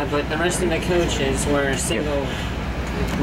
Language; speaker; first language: English; native; English